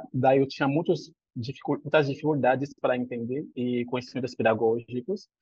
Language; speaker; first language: Portuguese; non-native, fluent; Haitian Creole